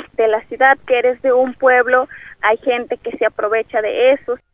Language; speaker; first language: Spanish; non-native, local second language; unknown